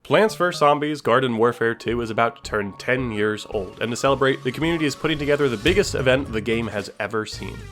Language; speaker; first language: English; native; English